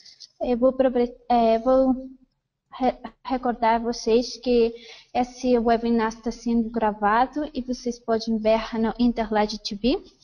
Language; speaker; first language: Portuguese; non-native, fluent; Spanish